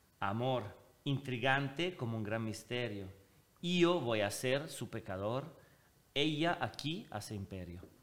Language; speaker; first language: Spanish; non-native, fluent; Italian